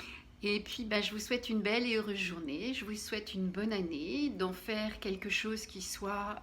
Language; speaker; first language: French; native; French